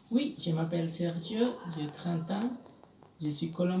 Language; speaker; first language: French; non-native, fluent; Spanish